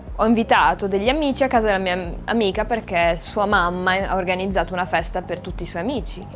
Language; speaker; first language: Italian; early bilingual, other home language; Russian